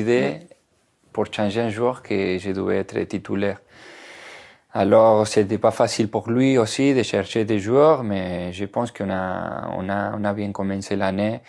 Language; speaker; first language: French; non-native, fluent; Spanish